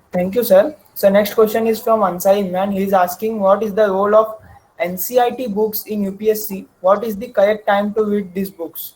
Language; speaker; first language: English; non-native, local second language; Marathi